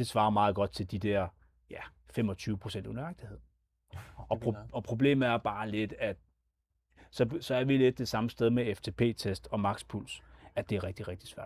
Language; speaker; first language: Danish; native; Danish